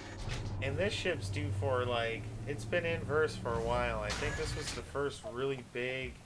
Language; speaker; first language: English; native; English